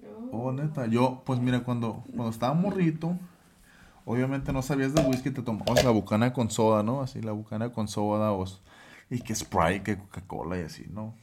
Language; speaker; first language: Spanish; early bilingual, other home language; English